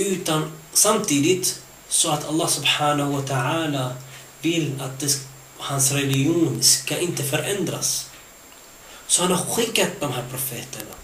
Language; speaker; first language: Swedish; early bilingual, other home language; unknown